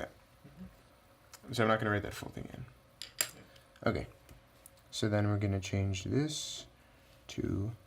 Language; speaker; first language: English; native; English